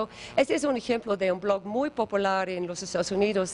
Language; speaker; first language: Spanish; non-native, learner; English